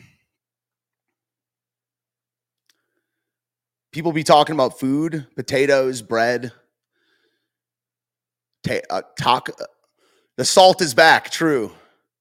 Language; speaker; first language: English; native; English